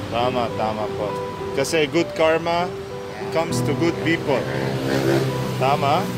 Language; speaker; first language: Filipino; non-native, learner; Arabic